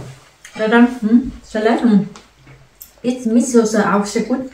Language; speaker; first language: German; non-native, learner; Vietnamese